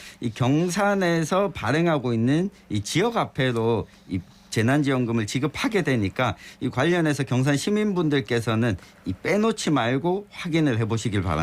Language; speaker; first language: Korean; native; Korean